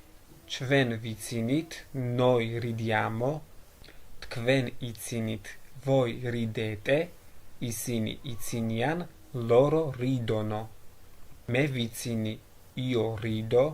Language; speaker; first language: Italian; non-native, fluent; Georgian